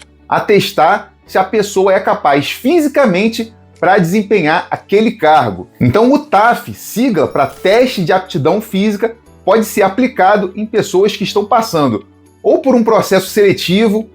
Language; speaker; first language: Portuguese; native; Portuguese